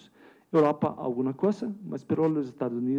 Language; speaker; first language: Spanish; non-native, learner; Portuguese